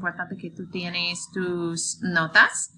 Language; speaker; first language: Spanish; non-native, learner; English